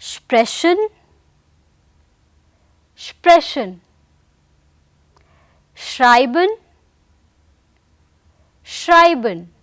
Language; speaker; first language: German; non-native, fluent; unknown